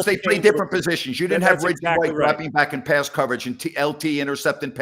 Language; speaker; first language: English; native; English